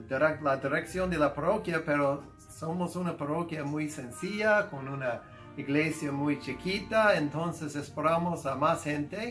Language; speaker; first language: Spanish; non-native, fluent; English